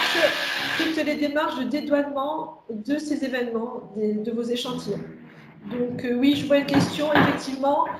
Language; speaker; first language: French; native; French